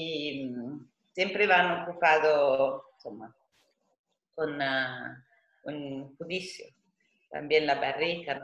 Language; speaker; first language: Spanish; non-native, fluent; Italian